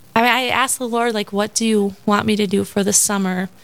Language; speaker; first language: English; native; English